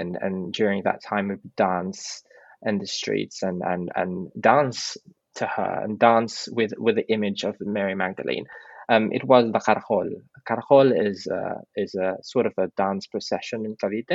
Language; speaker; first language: English; non-native, local second language; Filipino